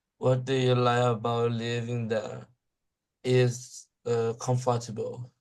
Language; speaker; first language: English; non-native, learner; Thai